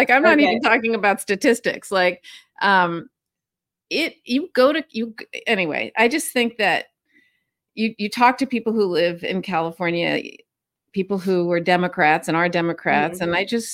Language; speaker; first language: English; native; English